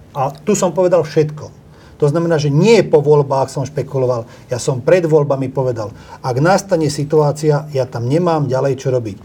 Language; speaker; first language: Slovak; non-native, local second language; Hungarian